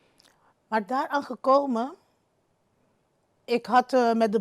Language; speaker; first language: Dutch; non-native, local second language; Papiamento